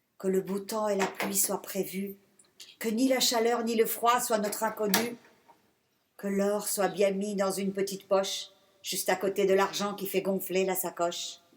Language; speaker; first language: French; early bilingual, other home language; Persian